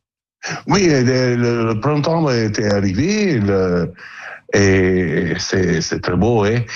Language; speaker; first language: French; non-native, learner; Italian